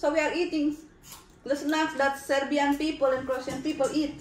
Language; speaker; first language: English; non-native, fluent; Indonesian